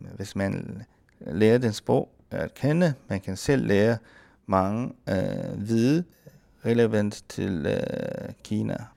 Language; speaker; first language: Danish; non-native, fluent; Chinese